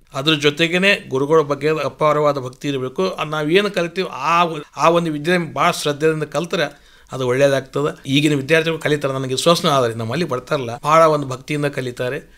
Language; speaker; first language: Kannada; native; Kannada